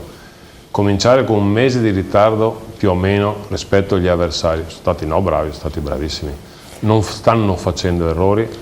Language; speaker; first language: Italian; native; Italian